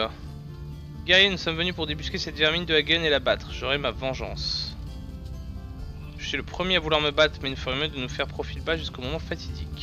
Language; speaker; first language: French; native; French